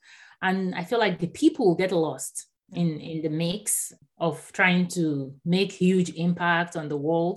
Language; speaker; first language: English; non-native, local second language; Yoruba